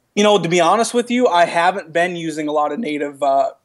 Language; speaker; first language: English; native; English